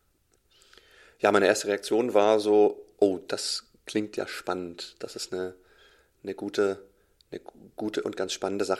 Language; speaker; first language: German; native; German